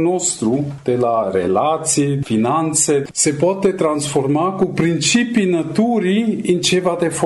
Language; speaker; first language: Romanian; non-native, fluent; German